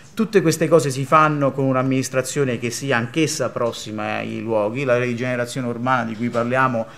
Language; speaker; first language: Italian; native; Italian